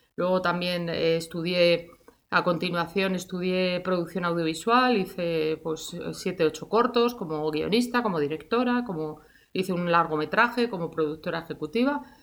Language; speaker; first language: Spanish; native; Spanish